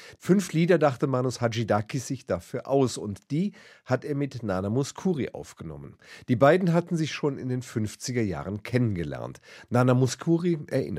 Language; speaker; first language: German; native; German